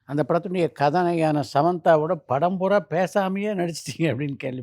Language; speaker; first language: Tamil; native; Tamil